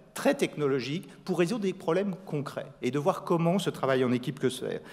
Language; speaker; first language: French; native; French